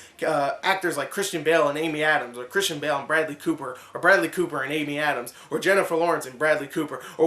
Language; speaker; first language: English; native; English